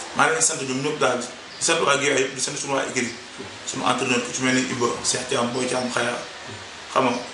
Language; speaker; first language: Wolof; native; Wolof